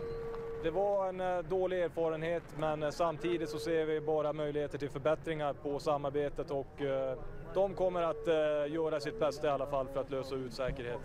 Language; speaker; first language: Swedish; native; Swedish